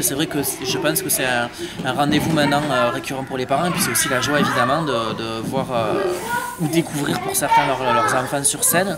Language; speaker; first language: French; native; French